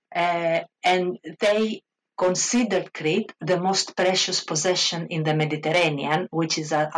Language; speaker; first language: English; non-native, fluent; Greek